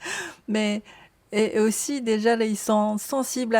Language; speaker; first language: French; non-native, learner; Japanese